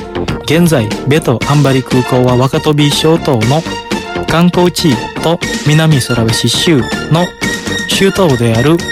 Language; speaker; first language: Japanese; non-native, fluent; Indonesian